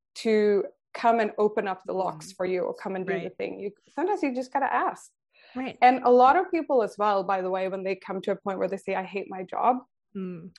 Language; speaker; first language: English; non-native, fluent; Swedish